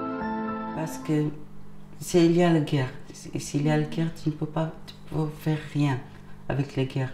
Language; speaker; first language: French; non-native, learner; Arabic